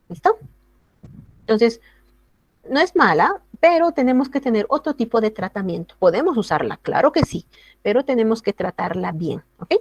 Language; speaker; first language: Spanish; native; Spanish